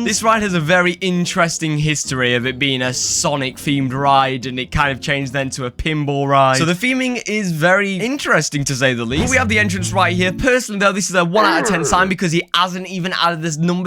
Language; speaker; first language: English; native; English